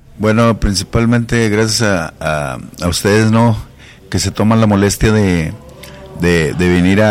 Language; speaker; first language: Spanish; native; Spanish